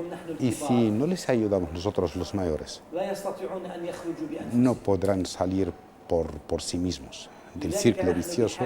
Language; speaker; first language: Spanish; non-native, fluent; Arabic